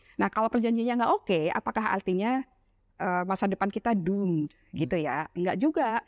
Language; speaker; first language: Indonesian; native; Indonesian